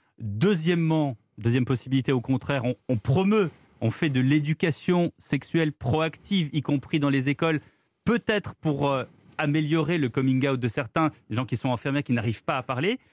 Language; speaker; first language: French; native; French